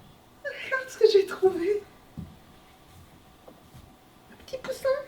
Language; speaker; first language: French; native; French